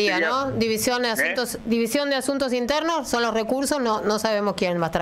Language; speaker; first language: Spanish; native; Spanish